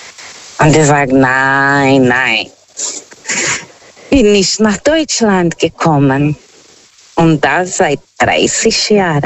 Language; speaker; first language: German; non-native, learner; Portuguese